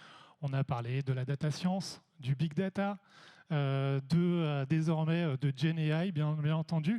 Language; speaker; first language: French; native; French